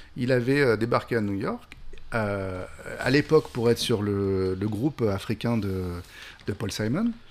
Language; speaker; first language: French; native; French